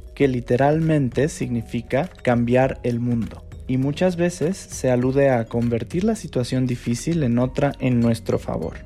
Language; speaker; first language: Spanish; non-native, fluent; Chinese